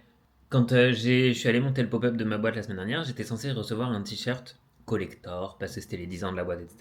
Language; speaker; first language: French; native; French